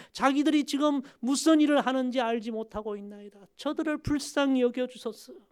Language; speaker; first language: Korean; native; Korean